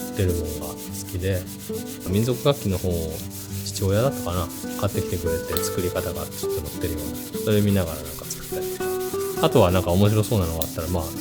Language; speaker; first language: Japanese; native; Japanese